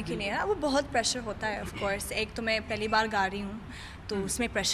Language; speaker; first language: Hindi; non-native, fluent; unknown